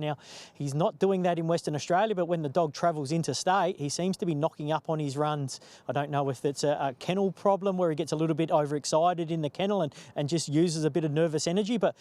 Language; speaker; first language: English; native; English